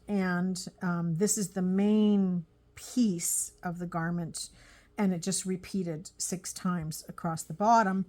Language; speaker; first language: English; native; English